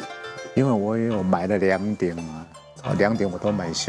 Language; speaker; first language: Chinese; native; Chinese